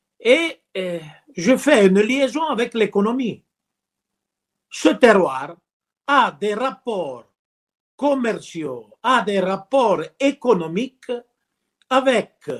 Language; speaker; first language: French; non-native, local second language; Italian